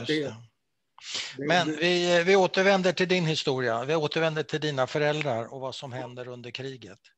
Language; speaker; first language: Swedish; native; Swedish